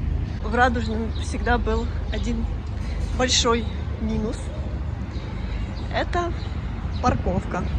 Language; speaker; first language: Russian; native; Russian